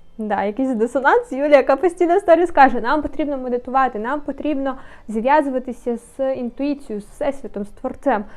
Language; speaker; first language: Ukrainian; non-native, local second language; Russian